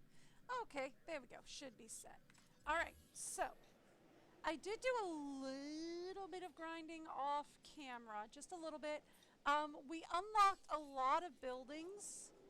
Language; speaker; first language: English; native; English